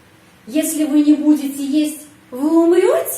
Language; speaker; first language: Russian; non-native, fluent; Indonesian